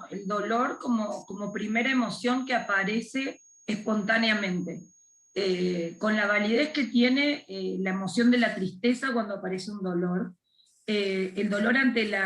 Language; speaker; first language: Spanish; native; Spanish